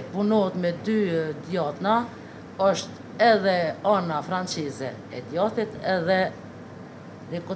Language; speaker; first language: Albanian; native; Albanian